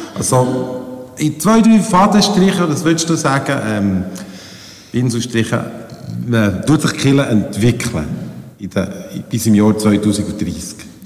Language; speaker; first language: German; native; German